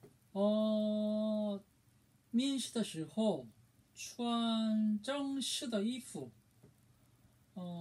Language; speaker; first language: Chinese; non-native, learner; Korean